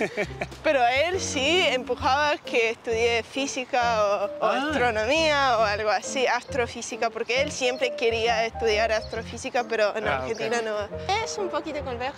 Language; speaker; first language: Spanish; early bilingual, heritage; Spanish